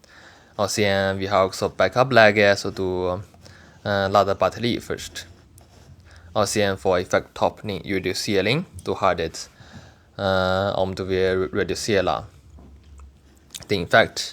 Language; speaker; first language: Swedish; non-native, learner; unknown